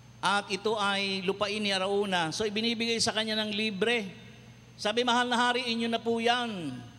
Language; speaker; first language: Filipino; non-native, local second language; Cebuano